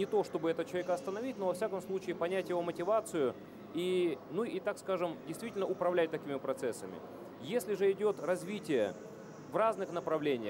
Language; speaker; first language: Russian; native; Russian